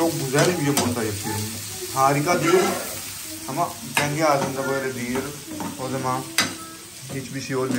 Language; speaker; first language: Turkish; non-native, learner; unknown